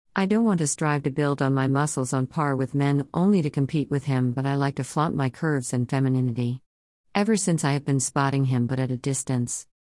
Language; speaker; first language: English; non-native, local second language; Tamil